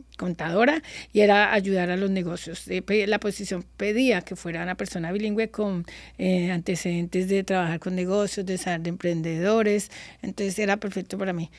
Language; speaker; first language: Spanish; native; Spanish